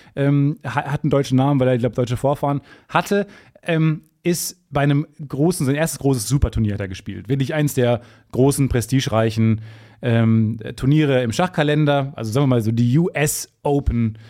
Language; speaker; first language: German; native; German